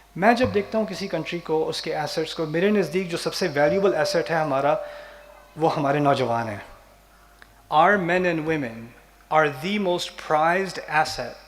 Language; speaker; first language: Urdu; native; Urdu